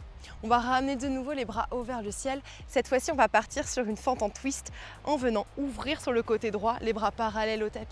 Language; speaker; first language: French; native; French